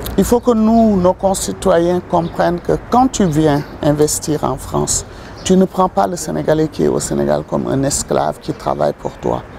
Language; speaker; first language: French; non-native, local second language; Wolof